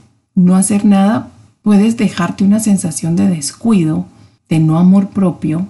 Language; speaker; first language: Spanish; native; Spanish